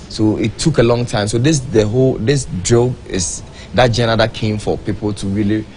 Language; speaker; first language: English; non-native, local second language; Akan